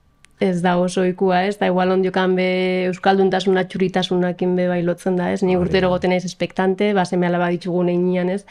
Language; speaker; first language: Basque; native; Basque